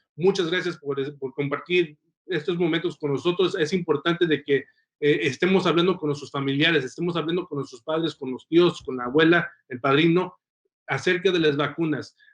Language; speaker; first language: Spanish; early bilingual, heritage; Spanish